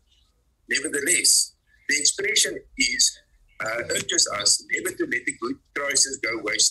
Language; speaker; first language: English; non-native, local second language; Afrikaans